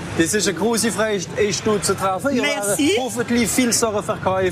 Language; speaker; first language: German; native; German